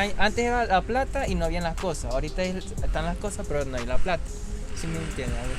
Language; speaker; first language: Spanish; native; Spanish